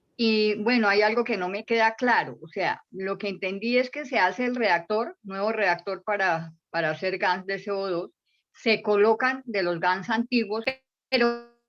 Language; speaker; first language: Spanish; native; Spanish